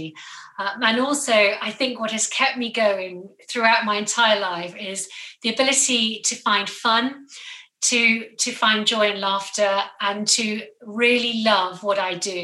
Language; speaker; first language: English; native; English